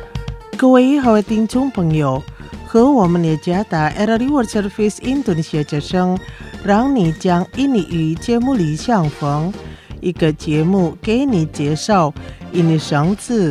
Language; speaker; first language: Chinese; non-native, fluent; Indonesian